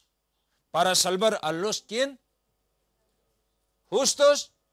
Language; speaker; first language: Spanish; non-native, learner; Korean